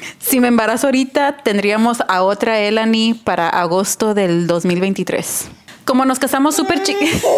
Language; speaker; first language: Spanish; early bilingual, heritage; Spanish